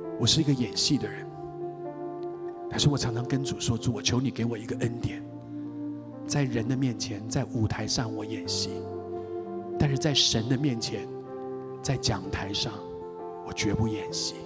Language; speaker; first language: Chinese; native; Chinese